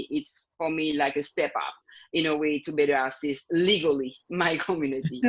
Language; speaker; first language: English; non-native, fluent; Haitian Creole